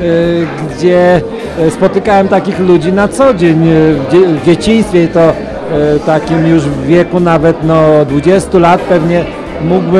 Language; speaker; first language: Polish; native; Polish